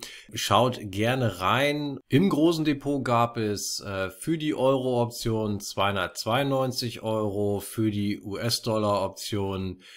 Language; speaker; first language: German; native; German